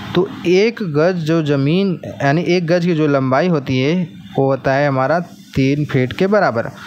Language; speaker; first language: Hindi; native; Hindi